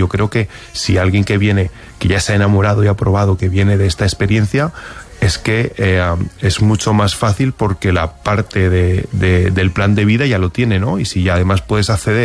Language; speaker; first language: Spanish; native; Spanish